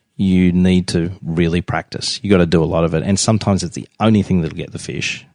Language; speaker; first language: English; native; English